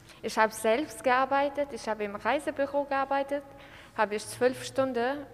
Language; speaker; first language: German; non-native, learner; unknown